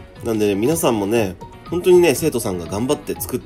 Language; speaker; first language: Japanese; native; Japanese